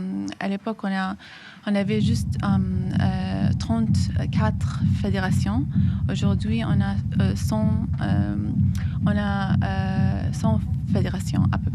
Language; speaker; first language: French; non-native, fluent; Arabic